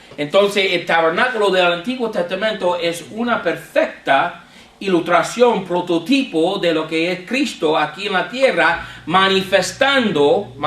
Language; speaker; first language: Spanish; non-native, fluent; English